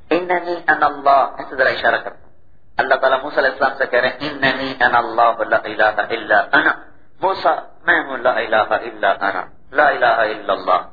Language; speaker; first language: Urdu; non-native, local second language; Punjabi